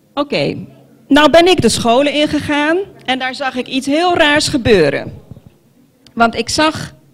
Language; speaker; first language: Dutch; non-native, local second language; Papiamento